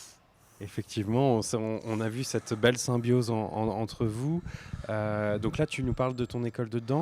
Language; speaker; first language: French; native; French